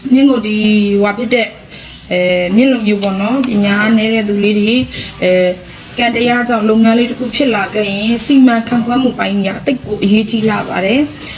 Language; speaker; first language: Burmese; native; Burmese